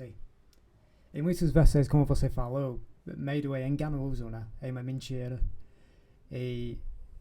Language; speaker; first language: Portuguese; non-native, fluent; English